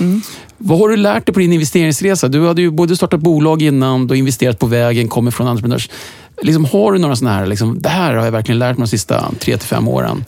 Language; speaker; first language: Swedish; native; Swedish